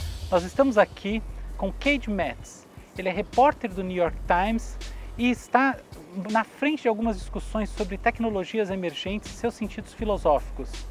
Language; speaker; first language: Portuguese; native; Portuguese